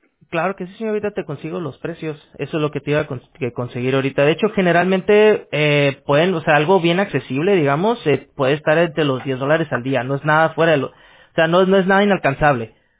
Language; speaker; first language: Spanish; native; Spanish